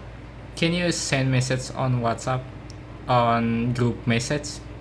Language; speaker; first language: English; non-native, learner; Indonesian